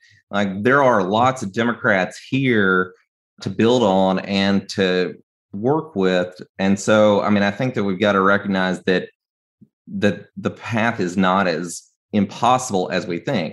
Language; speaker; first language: English; native; English